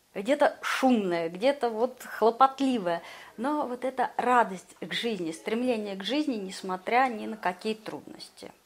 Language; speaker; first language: Russian; native; Russian